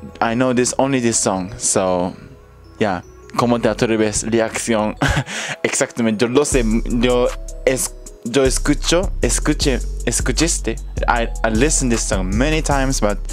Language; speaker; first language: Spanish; non-native, learner; Japanese